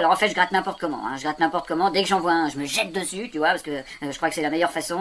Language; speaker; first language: French; native; French